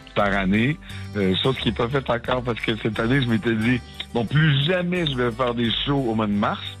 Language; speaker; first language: French; native; French